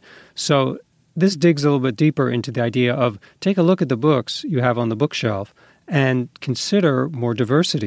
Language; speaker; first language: English; native; English